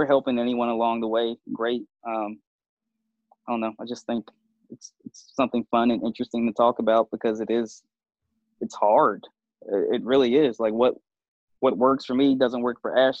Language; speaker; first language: English; native; English